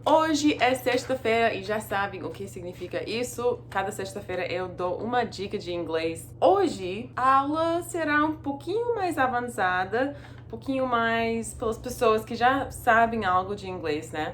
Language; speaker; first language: Portuguese; non-native, fluent; English